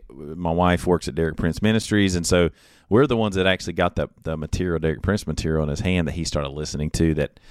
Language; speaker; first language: English; native; English